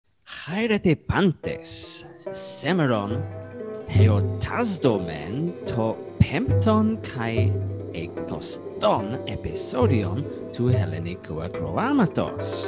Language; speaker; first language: Greek; non-native, learner; English